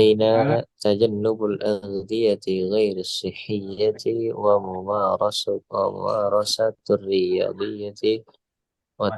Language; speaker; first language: Arabic; non-native, learner; Indonesian